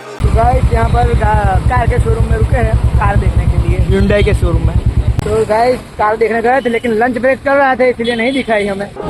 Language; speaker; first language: Hindi; non-native, local second language; Gujarati